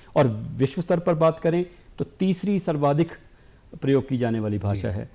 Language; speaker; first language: Hindi; native; Hindi